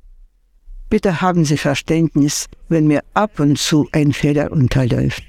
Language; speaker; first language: German; non-native, fluent; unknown